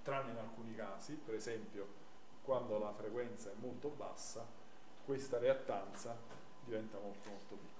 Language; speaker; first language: Italian; native; Italian